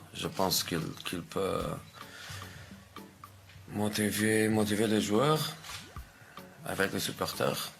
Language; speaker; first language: French; non-native, fluent; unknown